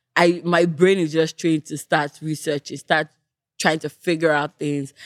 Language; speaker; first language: English; non-native, local second language; Yoruba